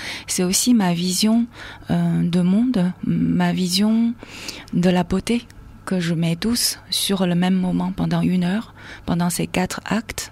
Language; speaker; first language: French; non-native, fluent; Chinese